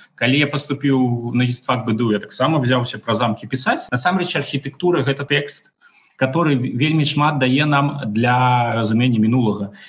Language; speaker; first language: Belarusian; non-native, local second language; Russian